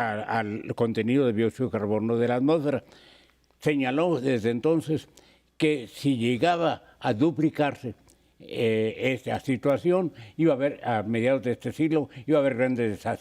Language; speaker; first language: Spanish; native; Spanish